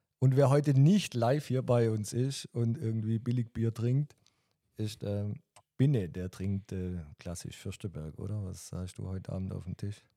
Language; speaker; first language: German; native; German